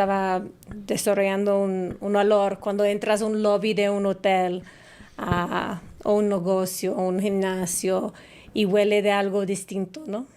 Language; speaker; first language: Spanish; non-native, fluent; English